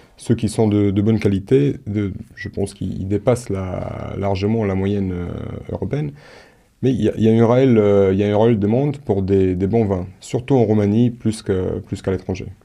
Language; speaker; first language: French; non-native, fluent; Romanian